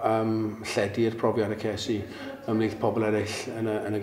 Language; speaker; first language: Welsh; non-native, local second language; English